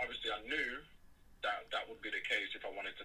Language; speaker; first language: English; native; English